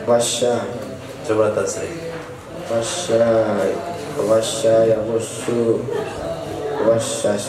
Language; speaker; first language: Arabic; non-native, fluent; Indonesian